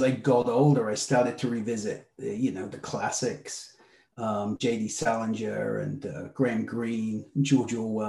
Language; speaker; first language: English; native; English